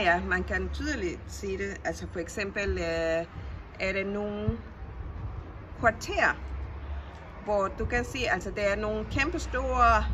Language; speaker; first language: Danish; non-native, fluent; Spanish